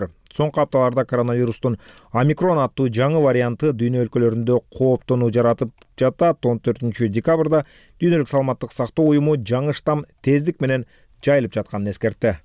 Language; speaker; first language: Kyrgyz; native; Kyrgyz